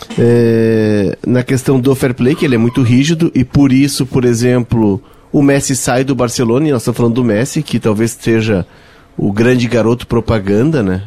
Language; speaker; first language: Portuguese; native; Portuguese